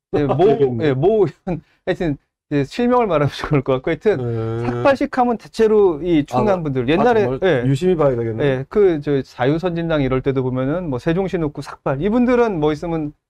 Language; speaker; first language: Korean; native; Korean